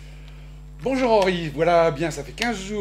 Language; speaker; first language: French; native; French